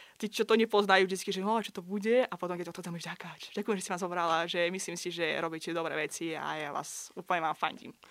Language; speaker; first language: Slovak; non-native, fluent; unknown